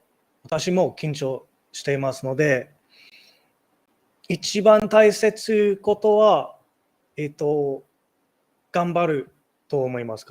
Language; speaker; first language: Japanese; non-native, learner; English